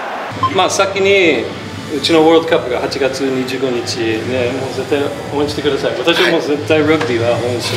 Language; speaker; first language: Japanese; non-native, fluent; English